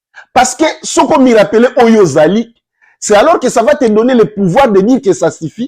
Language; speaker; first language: French; non-native, local second language; Lingala